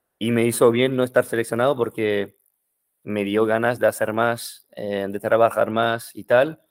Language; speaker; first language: Spanish; non-native, fluent; French